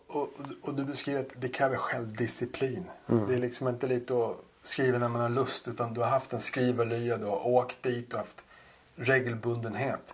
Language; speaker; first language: Swedish; native; Swedish